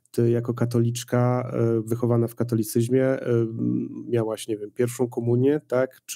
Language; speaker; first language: Polish; native; Polish